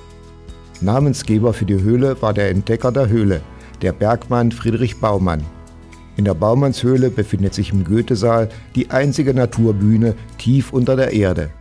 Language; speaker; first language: German; native; German